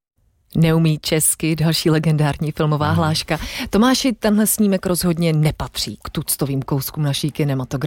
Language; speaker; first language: Czech; native; Czech